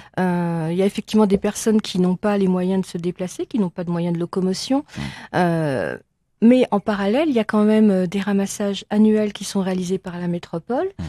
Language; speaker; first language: French; native; French